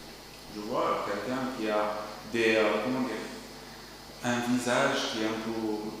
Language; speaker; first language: French; non-native, learner; Arabic